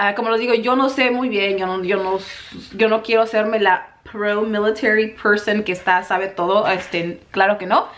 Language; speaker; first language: Spanish; native; Spanish